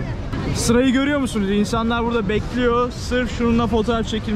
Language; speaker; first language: Turkish; native; Turkish